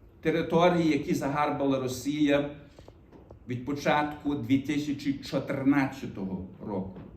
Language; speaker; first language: Ukrainian; early bilingual, heritage; Ukrainian